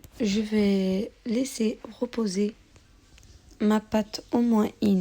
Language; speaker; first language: French; non-native, local second language; Arabic